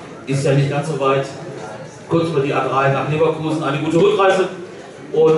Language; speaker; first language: German; native; German